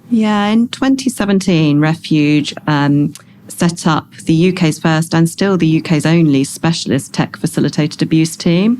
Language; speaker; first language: English; native; English